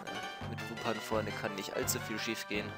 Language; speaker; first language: German; native; German